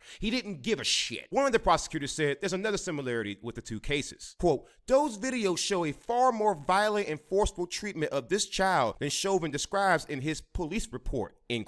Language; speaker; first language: English; native; English